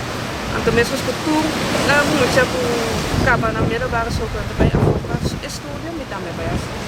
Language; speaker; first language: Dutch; non-native, local second language; Papiamento